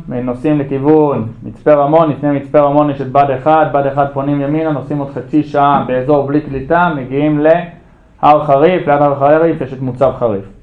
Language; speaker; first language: Hebrew; early bilingual, other home language; English